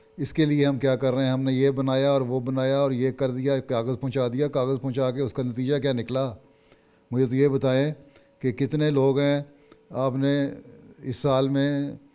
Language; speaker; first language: Urdu; native; Urdu